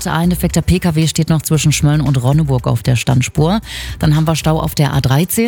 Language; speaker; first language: German; native; German